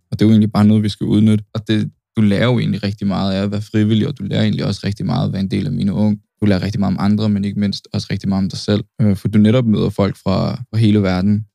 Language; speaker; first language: Danish; early bilingual, other home language; Kurdish